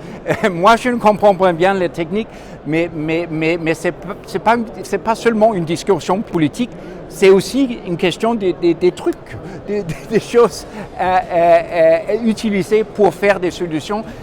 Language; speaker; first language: French; non-native, fluent; Danish